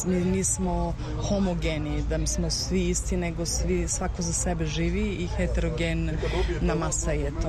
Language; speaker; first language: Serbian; early bilingual, heritage; Romany